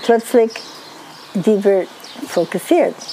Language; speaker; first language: German; non-native, learner; Dutch